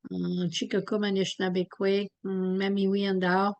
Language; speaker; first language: French; native; French